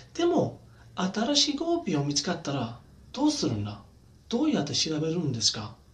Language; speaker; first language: Japanese; non-native, learner; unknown